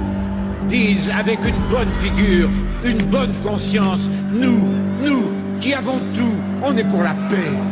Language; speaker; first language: French; native; French